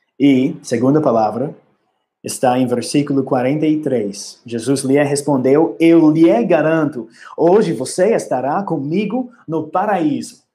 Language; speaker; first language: Portuguese; non-native, learner; English